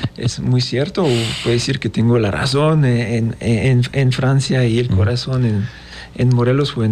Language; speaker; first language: Spanish; non-native, fluent; French